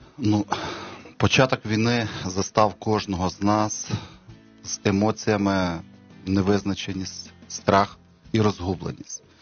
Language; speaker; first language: Ukrainian; native; Ukrainian